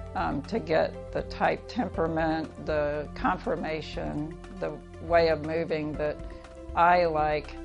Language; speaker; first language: English; native; English